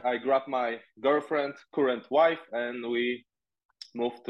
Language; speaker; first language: English; non-native, fluent; Polish